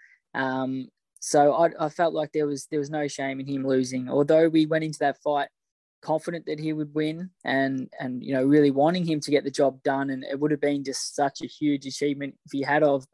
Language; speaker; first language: English; native; English